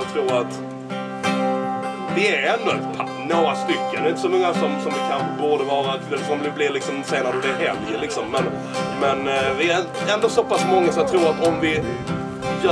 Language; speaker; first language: Swedish; native; Swedish